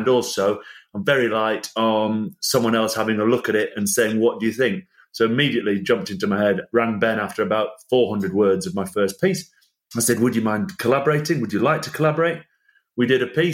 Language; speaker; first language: English; native; English